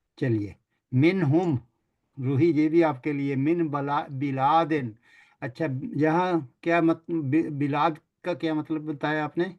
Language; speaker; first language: Urdu; native; Urdu